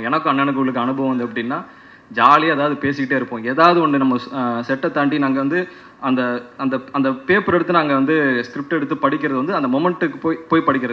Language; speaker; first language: Tamil; native; Tamil